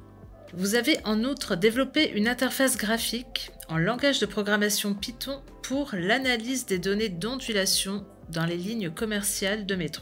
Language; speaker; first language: French; native; French